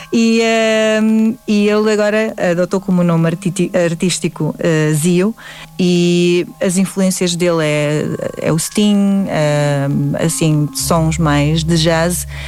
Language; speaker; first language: Portuguese; early bilingual, other home language; English